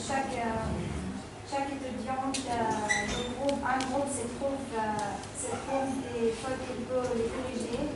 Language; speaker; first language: French; non-native, learner; Arabic